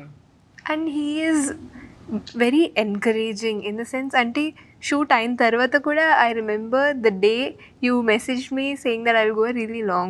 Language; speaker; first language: Telugu; non-native, fluent; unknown